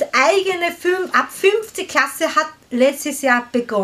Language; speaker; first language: German; non-native, learner; Korean